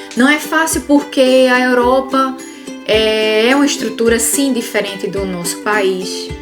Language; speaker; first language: Portuguese; native; Portuguese